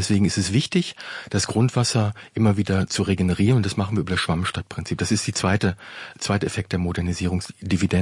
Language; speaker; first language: German; native; German